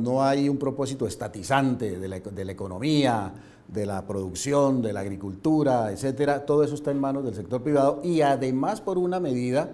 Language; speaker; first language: Spanish; native; Spanish